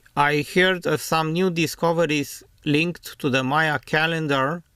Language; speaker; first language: English; non-native, fluent; Romanian